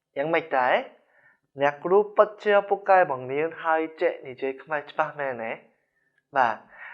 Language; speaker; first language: Khmer; non-native, fluent; Korean